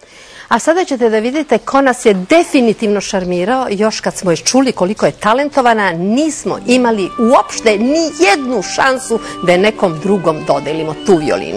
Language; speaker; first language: Serbian; native; Serbian